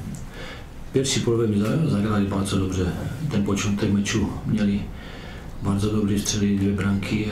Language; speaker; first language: Polish; non-native, learner; Czech